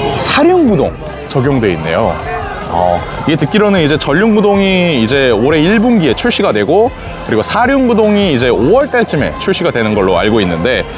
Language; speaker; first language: Korean; native; Korean